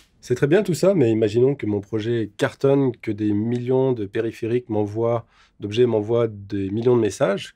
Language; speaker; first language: French; native; French